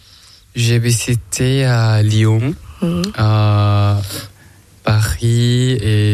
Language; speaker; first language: French; non-native, learner; Thai